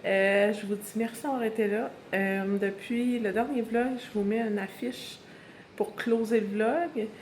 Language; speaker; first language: French; native; French